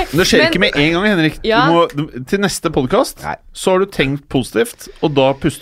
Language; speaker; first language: Norwegian; native; Norwegian